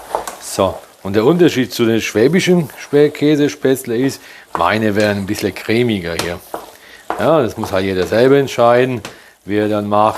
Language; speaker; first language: German; early bilingual, other home language; Polish